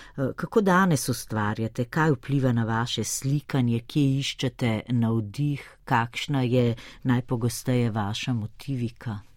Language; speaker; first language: Slovenian; native; Slovenian